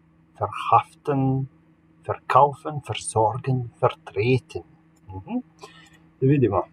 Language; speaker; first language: German; non-native, fluent; Serbian